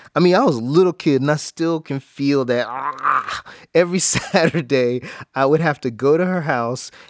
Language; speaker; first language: English; native; English